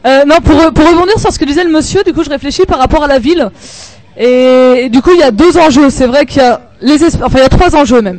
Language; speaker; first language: French; native; French